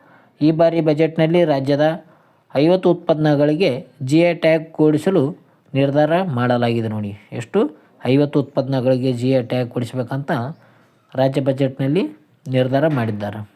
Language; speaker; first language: Kannada; native; Kannada